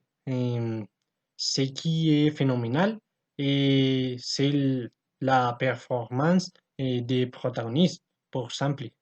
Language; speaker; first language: French; non-native, learner; Spanish